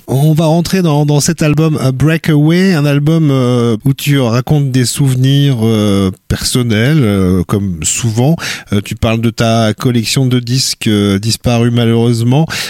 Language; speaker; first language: French; native; French